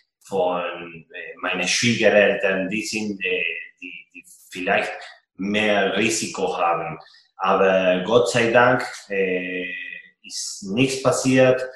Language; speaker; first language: German; non-native, fluent; Spanish